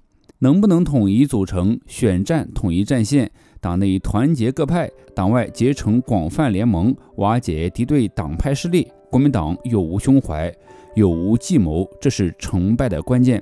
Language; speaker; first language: Chinese; native; Chinese